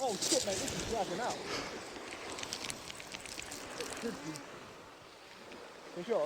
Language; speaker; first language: English; native; English